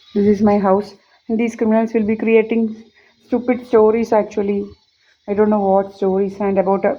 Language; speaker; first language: English; non-native, local second language; Malayalam